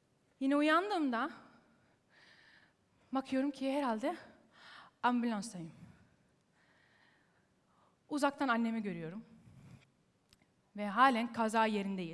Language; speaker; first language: Turkish; early bilingual, heritage; Turkish